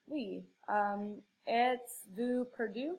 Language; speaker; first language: French; non-native, learner; English